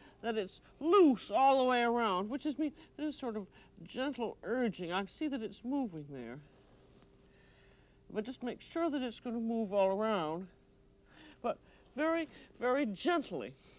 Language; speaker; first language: English; native; English